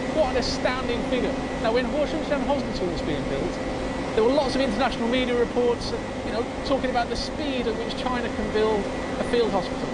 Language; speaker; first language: English; native; English